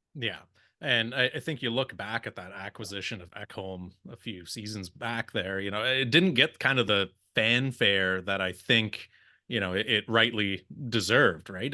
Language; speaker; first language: English; native; English